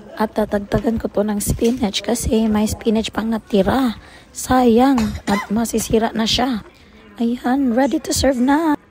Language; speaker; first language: Filipino; non-native, local second language; Cebuano